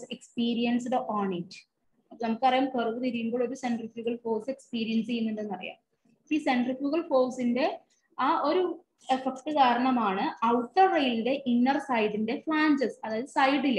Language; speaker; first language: Malayalam; native; Malayalam